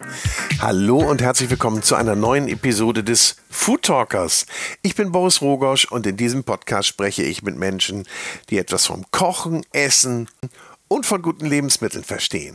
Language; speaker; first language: German; native; German